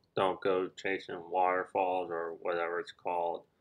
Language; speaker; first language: English; native; English